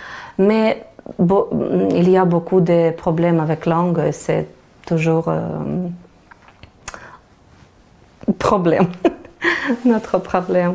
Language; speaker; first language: French; non-native, learner; Ukrainian